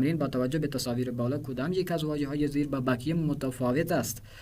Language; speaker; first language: Persian; non-native, fluent; Urdu